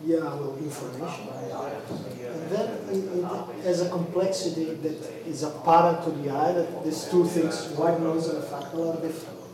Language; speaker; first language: English; non-native, fluent; Italian